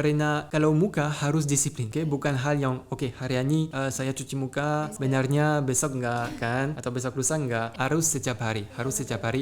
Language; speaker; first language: Indonesian; non-native, fluent; French